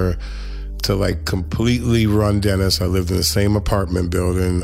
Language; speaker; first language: English; native; English